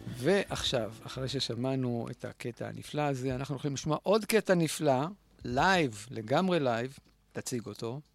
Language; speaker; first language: Hebrew; native; Hebrew